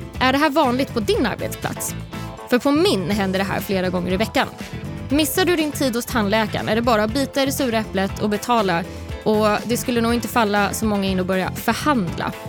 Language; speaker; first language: Swedish; native; Swedish